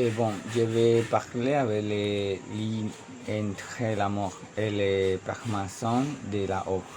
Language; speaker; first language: French; non-native, learner; Spanish